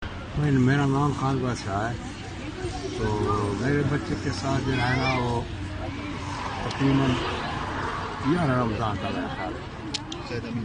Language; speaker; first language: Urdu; non-native, local second language; Pashto